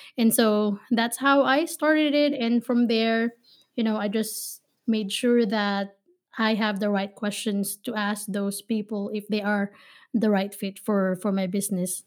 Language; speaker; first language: English; non-native, local second language; Filipino